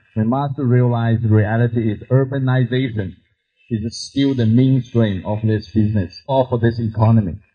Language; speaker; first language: English; non-native, fluent; Chinese